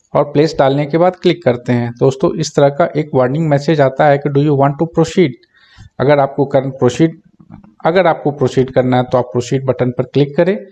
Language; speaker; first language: Hindi; native; Hindi